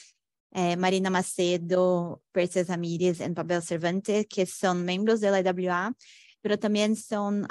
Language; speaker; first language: Spanish; non-native, fluent; Portuguese